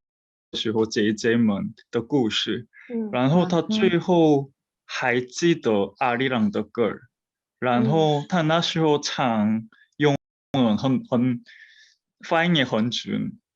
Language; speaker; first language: Chinese; non-native, fluent; Korean